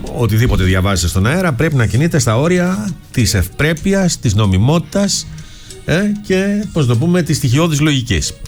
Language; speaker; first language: Greek; native; Greek